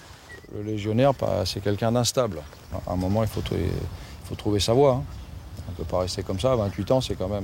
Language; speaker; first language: French; native; French